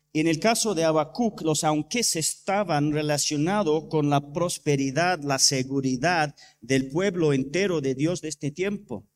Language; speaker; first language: Spanish; non-native, fluent; English